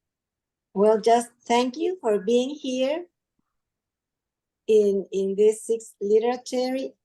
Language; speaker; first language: English; non-native, learner; Spanish